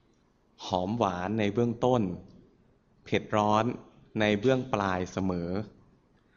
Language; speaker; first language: Thai; native; Thai